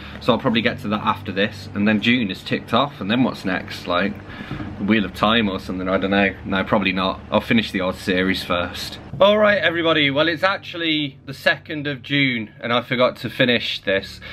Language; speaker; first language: English; native; English